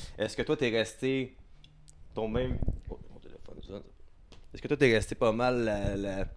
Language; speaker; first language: French; native; French